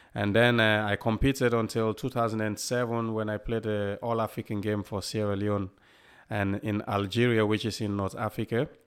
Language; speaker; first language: English; non-native, local second language; Krio